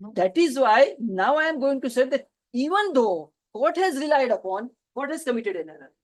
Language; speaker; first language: English; non-native, local second language; Gujarati